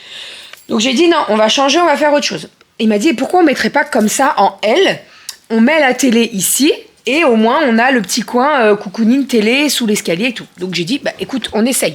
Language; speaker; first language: French; native; French